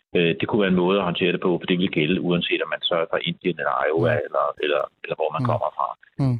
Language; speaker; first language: Danish; native; Danish